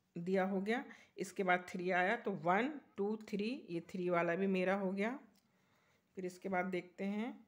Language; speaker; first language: Hindi; native; Hindi